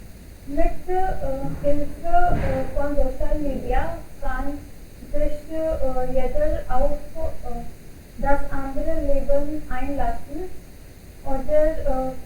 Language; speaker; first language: German; non-native, learner; Hindi